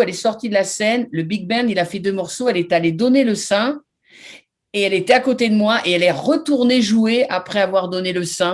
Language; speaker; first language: French; native; French